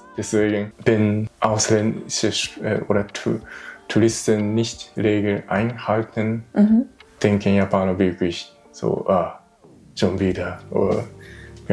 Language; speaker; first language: German; non-native, learner; Japanese